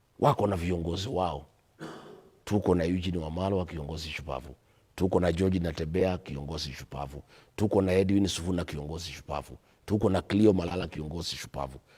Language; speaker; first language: Swahili; non-native, local second language; Kikuyu